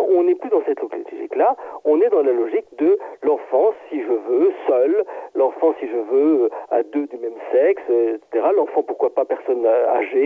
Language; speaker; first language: French; native; French